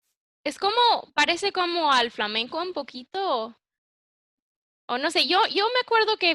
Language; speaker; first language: Spanish; early bilingual, heritage; English